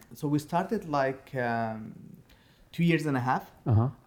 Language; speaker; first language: English; non-native, fluent; Arabic